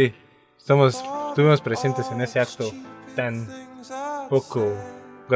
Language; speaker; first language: Spanish; native; Spanish